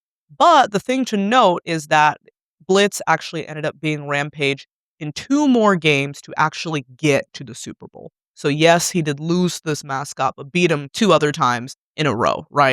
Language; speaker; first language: English; native; English